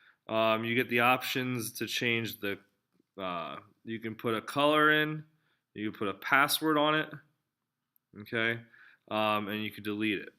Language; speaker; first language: English; native; English